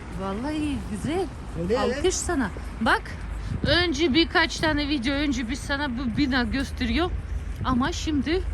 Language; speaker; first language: Turkish; non-native, learner; Russian